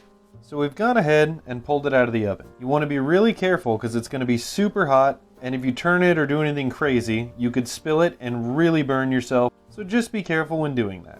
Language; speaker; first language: English; native; English